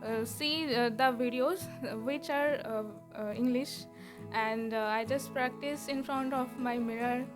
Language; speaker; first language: English; non-native, learner; Bangla